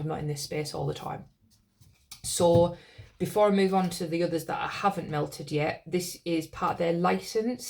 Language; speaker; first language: English; native; English